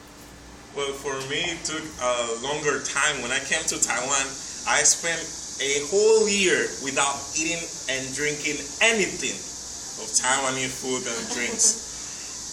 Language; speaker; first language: English; non-native, fluent; Spanish